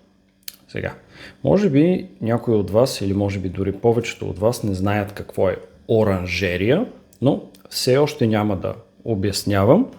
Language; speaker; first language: Bulgarian; native; Bulgarian